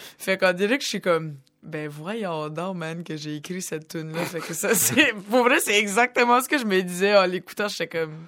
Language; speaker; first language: French; native; French